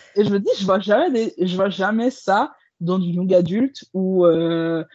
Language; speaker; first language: French; native; French